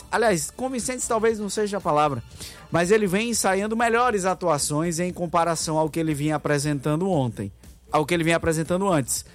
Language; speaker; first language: Portuguese; native; Portuguese